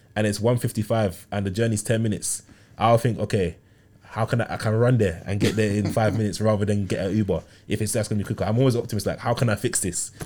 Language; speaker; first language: English; early bilingual, other home language; Yoruba